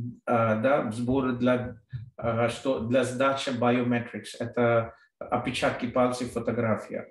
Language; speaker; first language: Russian; non-native, fluent; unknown